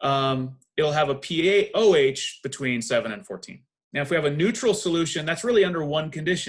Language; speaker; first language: English; native; English